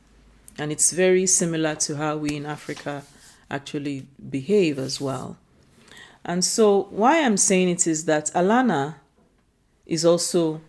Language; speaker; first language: English; non-native, local second language; Igbo